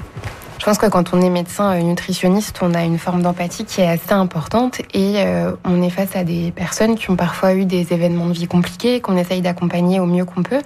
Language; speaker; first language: French; native; French